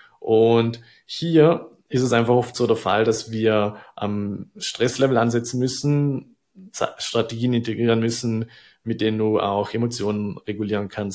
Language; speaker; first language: German; native; German